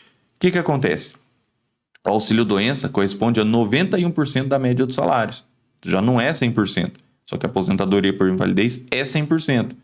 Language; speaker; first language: Portuguese; native; Portuguese